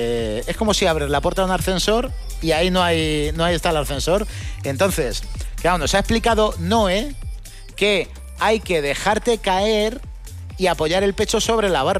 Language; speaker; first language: Spanish; native; Spanish